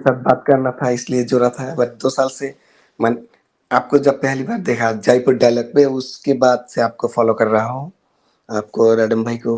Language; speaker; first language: Hindi; non-native, learner; Bangla